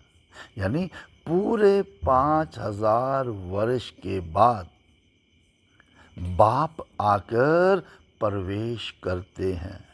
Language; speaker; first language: Hindi; native; Hindi